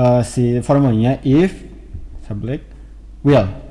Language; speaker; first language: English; non-native, fluent; Indonesian